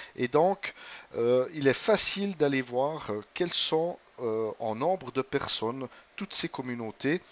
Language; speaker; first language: French; native; French